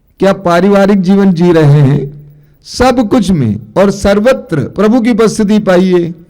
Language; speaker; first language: Hindi; non-native, local second language; Malayalam